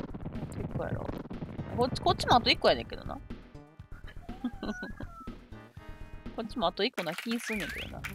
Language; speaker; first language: Japanese; native; Japanese